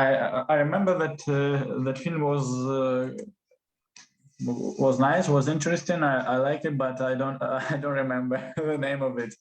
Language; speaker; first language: English; non-native, learner; Russian